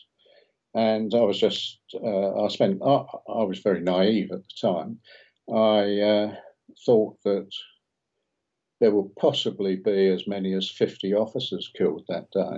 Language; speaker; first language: English; native; English